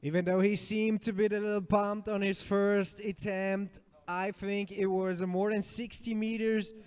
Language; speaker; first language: English; non-native, fluent; German